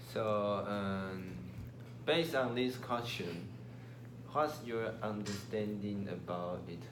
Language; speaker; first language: English; non-native, learner; Chinese